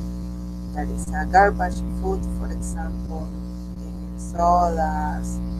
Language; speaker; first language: English; non-native, learner; Spanish